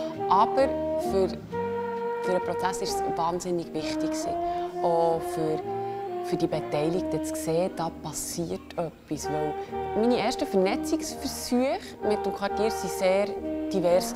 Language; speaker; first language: German; native; German